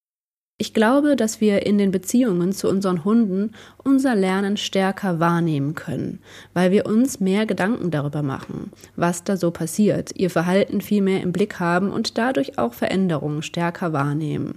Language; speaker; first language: German; native; German